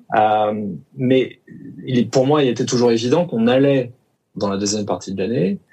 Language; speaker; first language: French; native; French